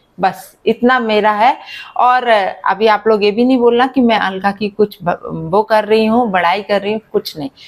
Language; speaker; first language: Hindi; native; Hindi